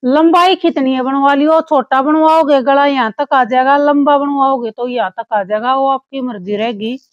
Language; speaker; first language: Hindi; native; Hindi